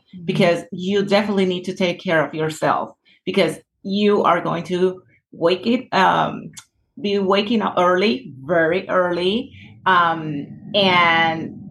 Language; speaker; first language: English; non-native, fluent; Spanish